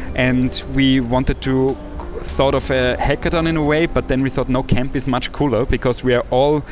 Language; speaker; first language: English; non-native, fluent; German